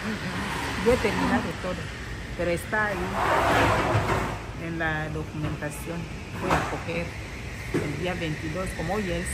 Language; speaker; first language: Spanish; non-native, learner; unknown